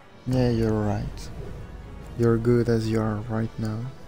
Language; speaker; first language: English; non-native, fluent; French